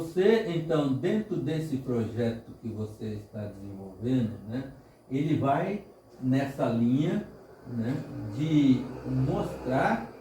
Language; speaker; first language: Portuguese; native; Portuguese